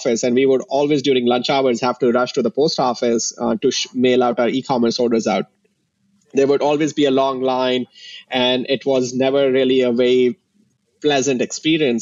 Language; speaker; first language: English; non-native, local second language; Hindi